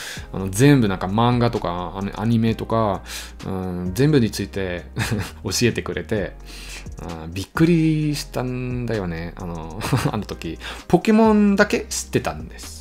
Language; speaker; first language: Japanese; non-native, learner; German